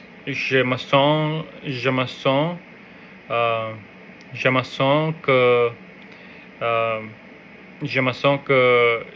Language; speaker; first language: French; non-native, learner; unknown